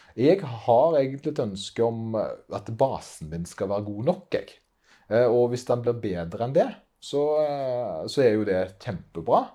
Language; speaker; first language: Norwegian; native; Norwegian